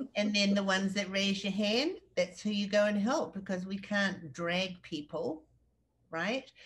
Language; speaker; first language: English; native; English